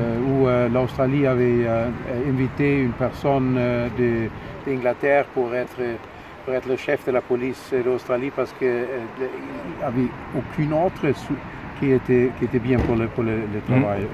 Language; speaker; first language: French; non-native, fluent; German